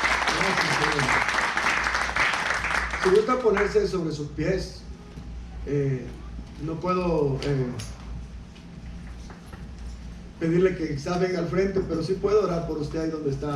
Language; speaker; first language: Spanish; native; Spanish